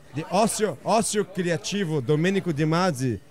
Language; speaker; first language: English; non-native, fluent; Portuguese